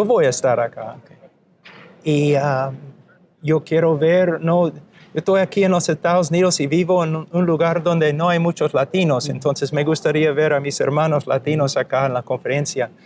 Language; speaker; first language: Spanish; non-native, fluent; English